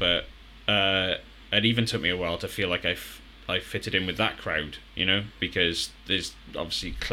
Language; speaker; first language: English; native; English